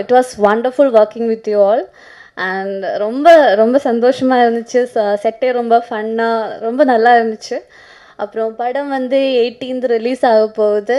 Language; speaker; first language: Tamil; non-native, fluent; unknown